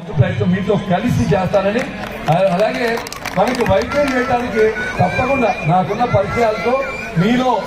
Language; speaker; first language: Telugu; native; Telugu